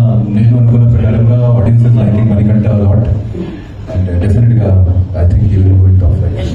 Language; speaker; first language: Telugu; non-native, fluent; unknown